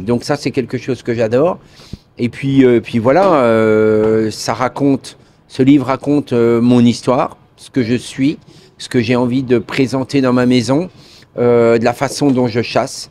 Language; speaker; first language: French; native; French